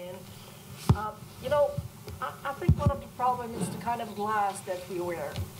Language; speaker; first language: English; non-native, fluent; French